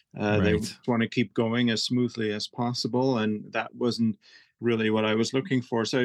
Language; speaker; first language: English; non-native, fluent; German